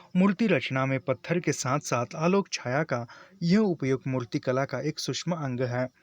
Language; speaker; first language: Hindi; non-native, local second language; Marathi